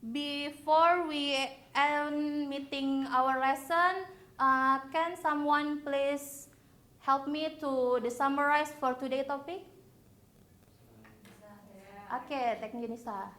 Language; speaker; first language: English; non-native, learner; Indonesian